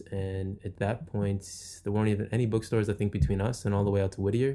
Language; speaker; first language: English; native; English